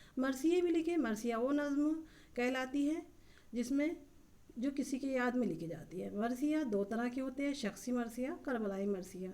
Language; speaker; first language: Urdu; native; Urdu